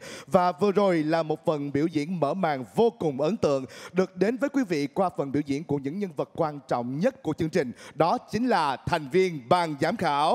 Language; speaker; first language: Vietnamese; native; Vietnamese